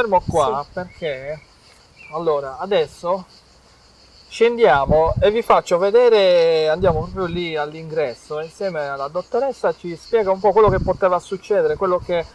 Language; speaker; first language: Italian; native; Italian